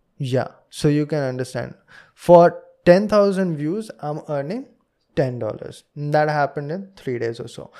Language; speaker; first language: English; non-native, local second language; Hindi